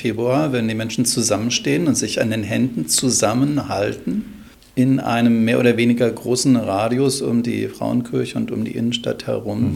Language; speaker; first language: German; native; German